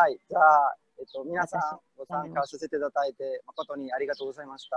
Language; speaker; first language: Japanese; non-native, fluent; Italian